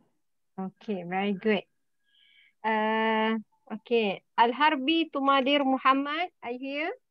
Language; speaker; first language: English; non-native, learner; Malay